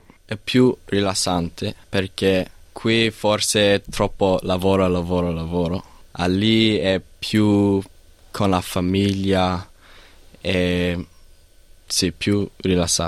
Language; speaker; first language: Italian; non-native, learner; English